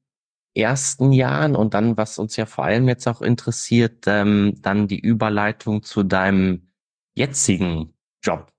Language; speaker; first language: German; native; German